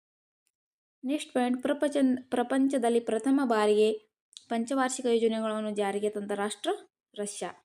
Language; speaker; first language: Kannada; native; Kannada